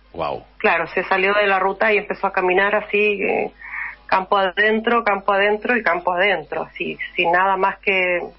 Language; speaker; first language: Spanish; native; Spanish